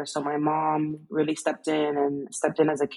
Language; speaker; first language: English; native; English